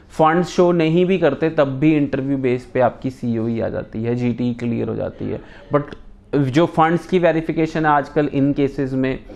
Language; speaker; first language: Hindi; non-native, local second language; Punjabi